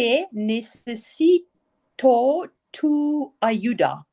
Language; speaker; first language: Spanish; non-native, learner; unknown